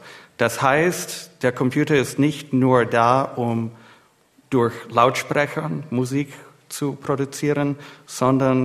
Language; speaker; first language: German; non-native, fluent; English